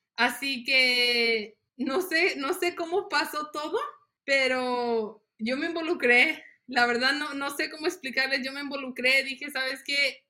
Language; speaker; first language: Spanish; early bilingual, heritage; Spanish